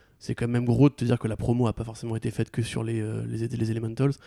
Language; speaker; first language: French; native; French